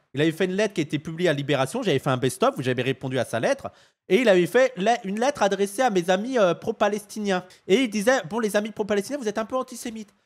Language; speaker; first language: French; native; French